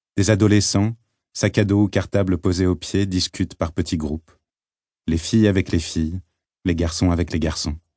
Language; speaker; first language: French; native; French